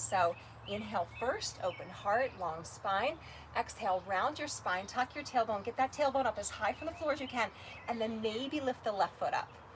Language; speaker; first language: English; native; English